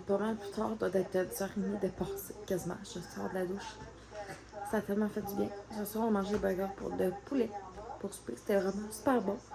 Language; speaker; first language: French; native; French